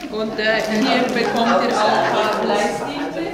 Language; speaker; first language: German; non-native, fluent; Greek